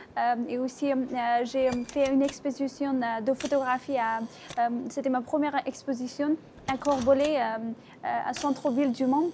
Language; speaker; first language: French; non-native, fluent; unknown